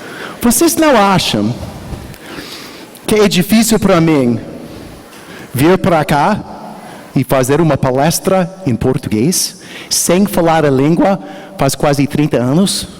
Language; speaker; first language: Portuguese; non-native, learner; English